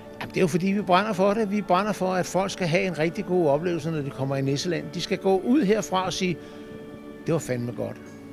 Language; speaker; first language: Danish; native; Danish